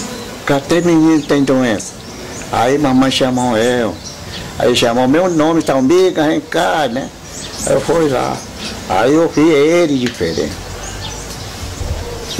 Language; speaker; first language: Portuguese; non-native, local second language; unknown